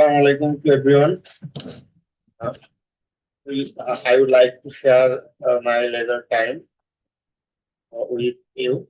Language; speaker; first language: English; non-native, learner; Bangla